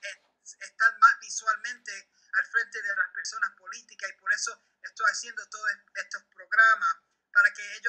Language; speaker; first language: Spanish; early bilingual, heritage; Spanish